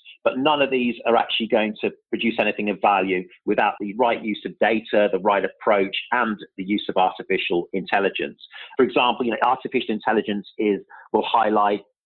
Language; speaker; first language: English; native; English